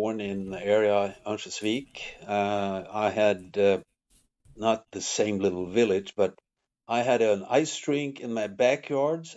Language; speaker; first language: English; non-native, fluent; Swedish